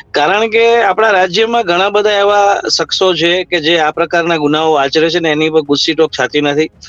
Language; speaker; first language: Gujarati; native; Gujarati